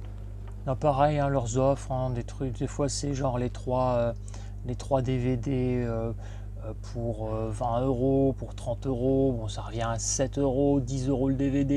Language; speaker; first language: French; native; French